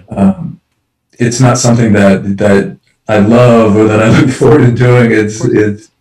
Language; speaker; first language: English; early bilingual, other home language; Spanish